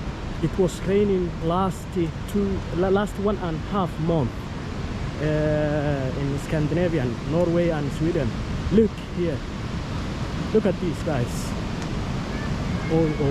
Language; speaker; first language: English; non-native, fluent; Somali